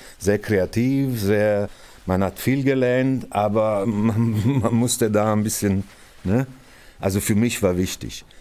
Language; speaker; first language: German; non-native, fluent; Italian